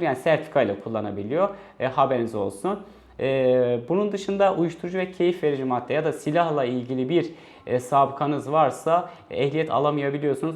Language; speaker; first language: Turkish; native; Turkish